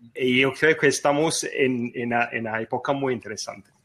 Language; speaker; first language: Spanish; non-native, fluent; English